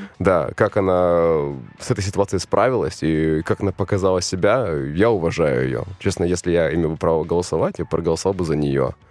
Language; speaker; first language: Russian; native; Russian